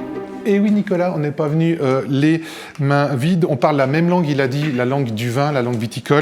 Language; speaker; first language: French; native; French